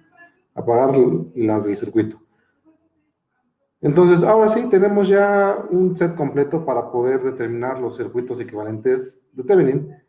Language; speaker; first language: Spanish; native; Spanish